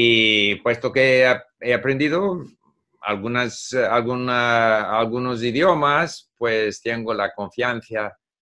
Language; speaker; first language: Spanish; non-native, fluent; English